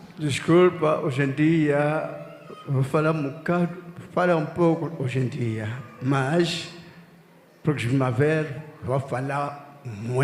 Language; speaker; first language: Portuguese; non-native, learner; Lingala